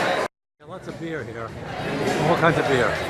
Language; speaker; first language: English; native; English